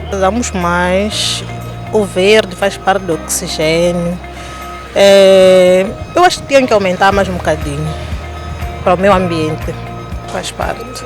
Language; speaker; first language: Portuguese; non-native, local second language; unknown